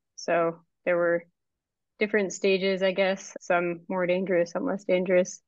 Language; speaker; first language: English; native; English